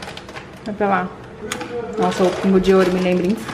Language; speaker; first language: Portuguese; native; Portuguese